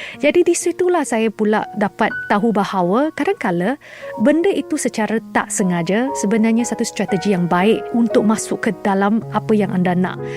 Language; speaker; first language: Malay; non-native, local second language; Chinese